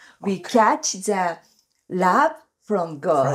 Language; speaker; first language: English; non-native, learner; Japanese